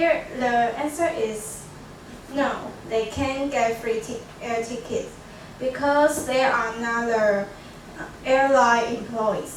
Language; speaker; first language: English; non-native, learner; Chinese